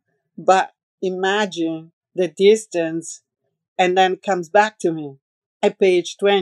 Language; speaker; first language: English; non-native, fluent; Italian